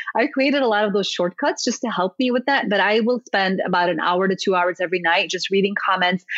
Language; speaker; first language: English; early bilingual, other home language; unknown